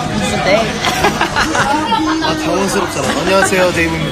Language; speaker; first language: Korean; non-native, fluent; English